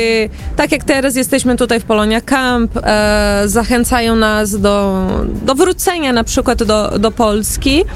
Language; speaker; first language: Polish; early bilingual, heritage; Portuguese